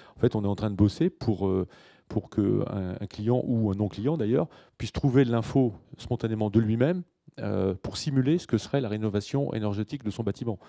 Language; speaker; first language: French; native; French